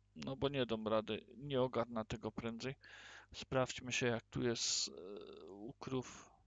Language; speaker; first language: Polish; early bilingual, heritage; Polish